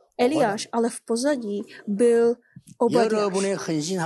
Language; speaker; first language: Czech; non-native, fluent; Korean